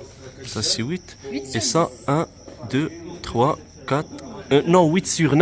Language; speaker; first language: French; non-native, learner; Arabic